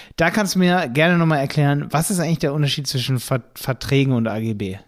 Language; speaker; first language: German; native; German